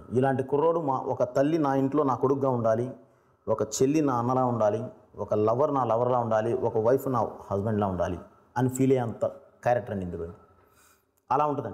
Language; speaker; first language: Telugu; native; Telugu